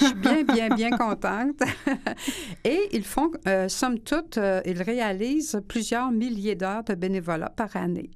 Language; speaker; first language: French; native; French